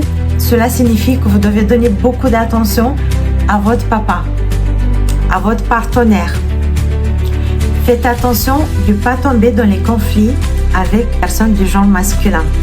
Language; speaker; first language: French; non-native, fluent; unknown